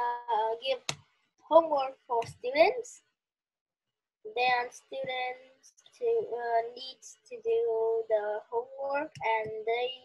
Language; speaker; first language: English; non-native, learner; Vietnamese